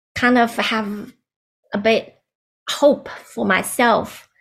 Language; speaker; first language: English; non-native, learner; Chinese